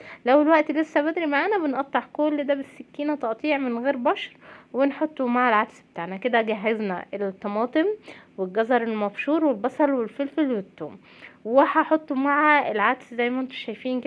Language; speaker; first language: Arabic; native; Arabic